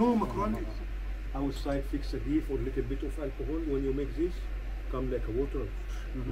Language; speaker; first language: English; non-native, learner; Arabic